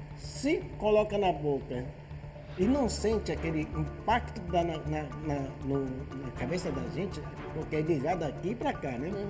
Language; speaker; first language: Portuguese; non-native, fluent; Japanese